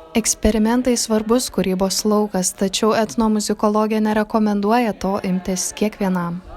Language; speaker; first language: Lithuanian; native; Lithuanian